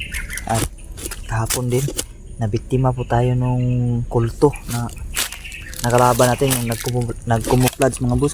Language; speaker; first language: Filipino; non-native, local second language; Cebuano